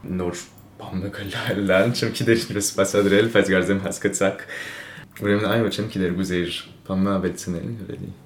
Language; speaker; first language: Armenian; early bilingual, heritage; Armenian